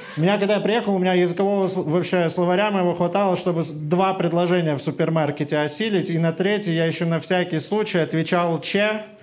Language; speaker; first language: Russian; native; Russian